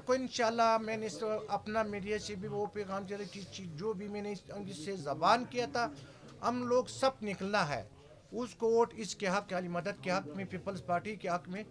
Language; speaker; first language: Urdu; non-native, local second language; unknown